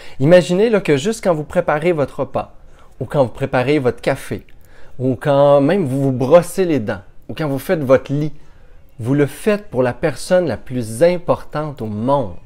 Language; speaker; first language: French; native; French